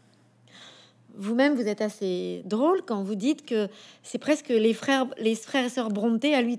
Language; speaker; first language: French; native; French